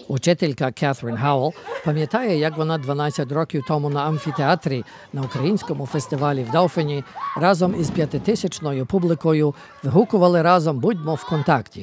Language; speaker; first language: Ukrainian; early bilingual, heritage; Ukrainian